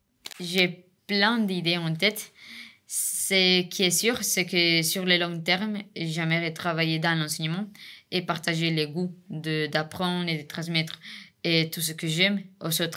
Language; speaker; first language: French; non-native, fluent; Spanish